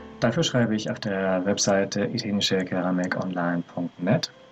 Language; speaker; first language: German; native; German